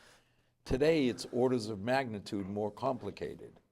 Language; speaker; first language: English; native; English